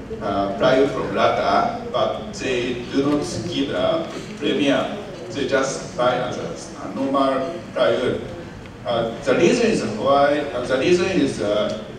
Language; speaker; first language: English; non-native, learner; Japanese